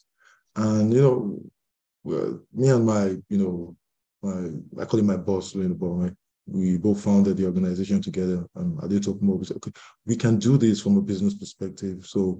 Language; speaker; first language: English; non-native, local second language; Yoruba